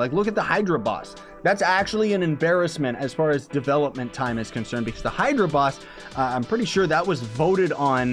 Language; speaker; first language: English; native; English